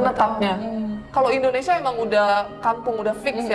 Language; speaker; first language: Indonesian; early bilingual, other home language; Korean